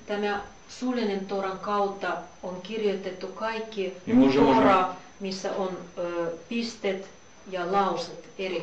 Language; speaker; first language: Finnish; non-native, learner; Russian